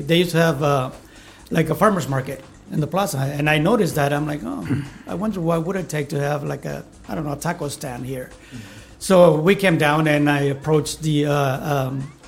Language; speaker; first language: English; non-native, fluent; Spanish